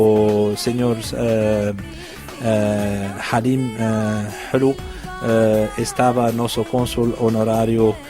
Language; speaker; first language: Portuguese; non-native, fluent; Arabic